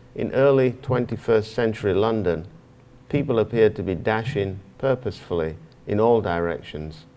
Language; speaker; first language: English; native; English